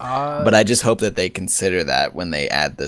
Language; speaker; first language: English; native; English